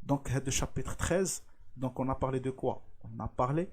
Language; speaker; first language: French; non-native, local second language; Arabic